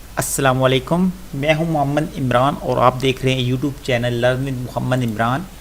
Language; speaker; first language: Urdu; non-native, local second language; Punjabi